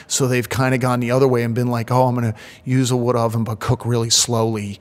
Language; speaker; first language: English; native; English